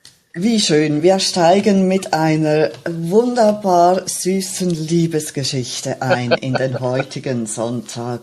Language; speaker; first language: German; native; German